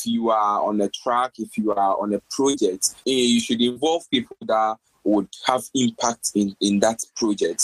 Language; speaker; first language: English; non-native, local second language; Akan